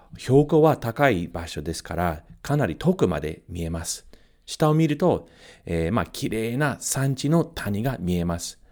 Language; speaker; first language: Japanese; non-native, fluent; English